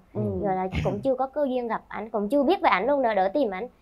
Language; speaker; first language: Vietnamese; native; Vietnamese